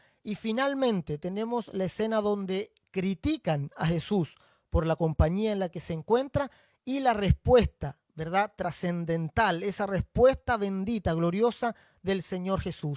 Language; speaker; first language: Spanish; native; Spanish